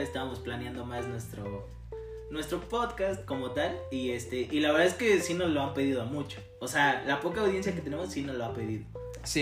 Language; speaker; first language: Spanish; native; Spanish